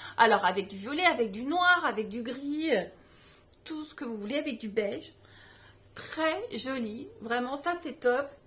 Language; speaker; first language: French; native; French